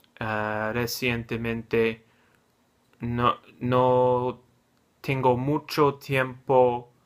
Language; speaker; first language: Spanish; non-native, learner; English